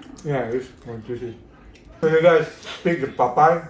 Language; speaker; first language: English; non-native, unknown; Indonesian